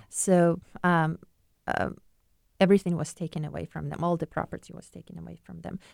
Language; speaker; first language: English; non-native, fluent; Ukrainian